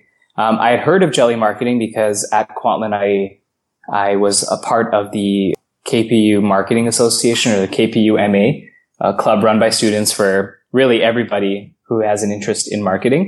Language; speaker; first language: English; native; English